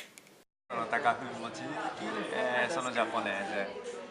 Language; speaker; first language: Italian; non-native, learner; Japanese